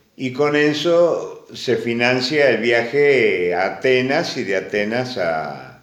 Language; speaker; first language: Spanish; early bilingual, other home language; Greek